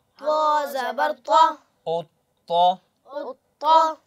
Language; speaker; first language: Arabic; non-native, learner; Urdu